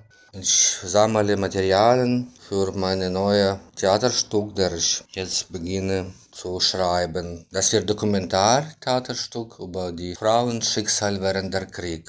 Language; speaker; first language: German; non-native, fluent; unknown